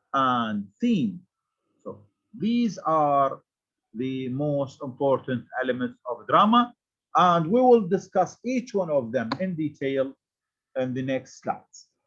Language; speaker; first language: English; non-native, fluent; Arabic